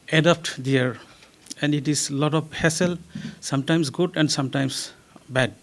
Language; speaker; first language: English; non-native, local second language; Bangla